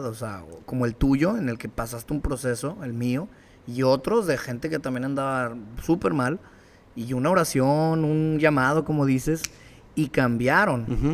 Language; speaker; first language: Spanish; native; Spanish